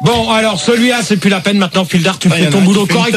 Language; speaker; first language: French; native; French